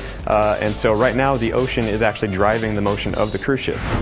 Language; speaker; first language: English; native; English